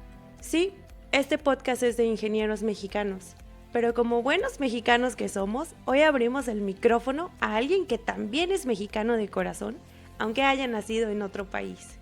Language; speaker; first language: Spanish; native; Spanish